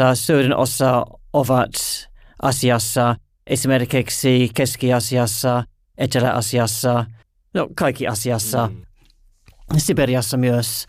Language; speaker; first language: Finnish; non-native, learner; English